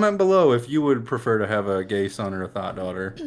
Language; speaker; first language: English; native; English